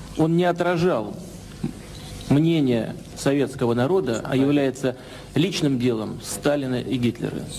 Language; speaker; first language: Russian; native; Russian